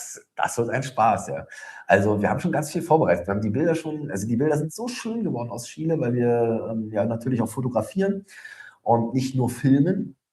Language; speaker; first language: German; native; German